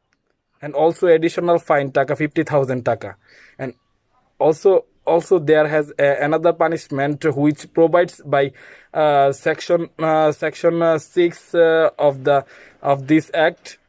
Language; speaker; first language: English; non-native, learner; Bangla